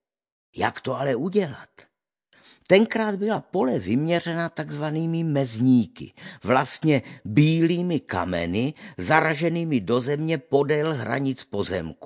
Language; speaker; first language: Czech; native; Czech